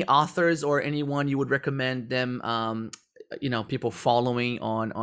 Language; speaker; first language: English; non-native, fluent; Portuguese